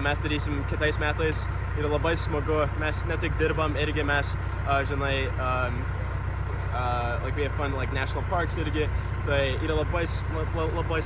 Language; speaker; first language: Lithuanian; early bilingual, heritage; English